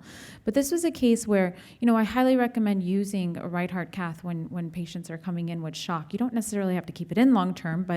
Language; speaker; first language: English; native; English